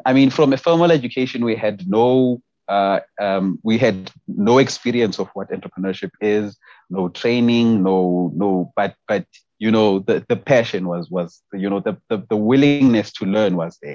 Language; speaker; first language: English; non-native, local second language; Xhosa